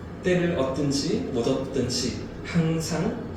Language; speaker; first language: Korean; native; Korean